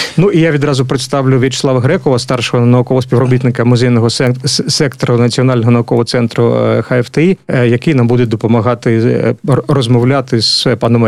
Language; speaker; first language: Ukrainian; native; Ukrainian